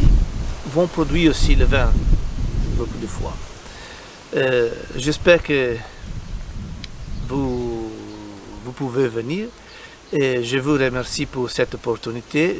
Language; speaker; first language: French; non-native, learner; Italian